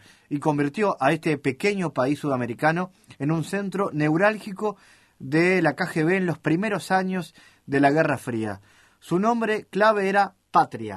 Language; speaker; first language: Spanish; native; Spanish